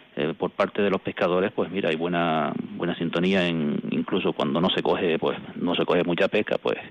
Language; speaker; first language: Spanish; native; Spanish